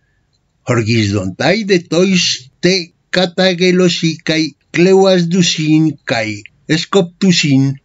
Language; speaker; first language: Greek; non-native, fluent; Spanish